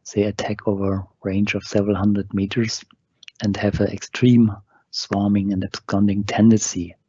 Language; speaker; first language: English; non-native, fluent; German